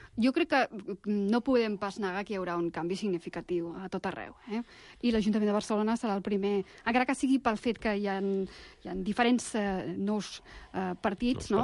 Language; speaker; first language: Catalan; non-native, local second language; Spanish